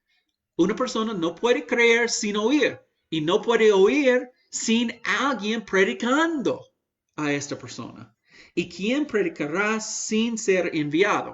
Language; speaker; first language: Spanish; non-native, fluent; English